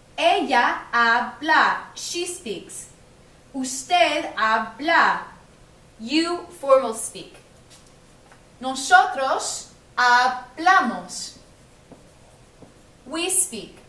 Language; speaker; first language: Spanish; non-native, fluent; English